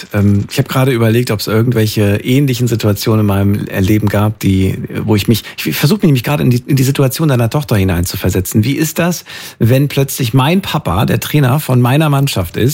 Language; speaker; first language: German; native; German